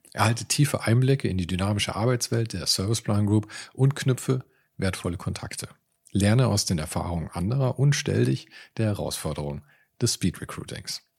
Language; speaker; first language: German; native; German